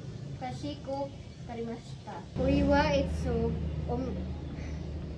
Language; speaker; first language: Japanese; non-native, learner; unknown